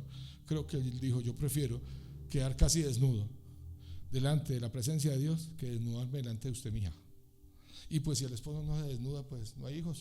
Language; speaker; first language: Spanish; native; Spanish